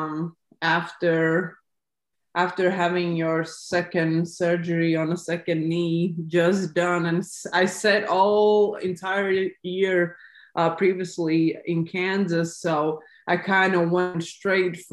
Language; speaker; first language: English; non-native, fluent; Latvian